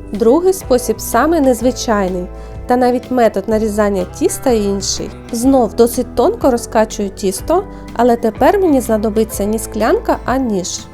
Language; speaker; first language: Ukrainian; native; Ukrainian